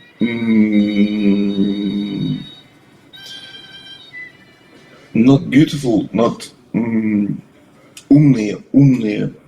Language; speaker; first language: English; non-native, learner; Russian